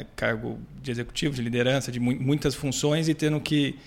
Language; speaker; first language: Portuguese; native; Portuguese